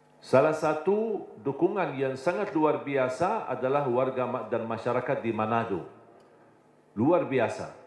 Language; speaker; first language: Indonesian; non-native, fluent; Arabic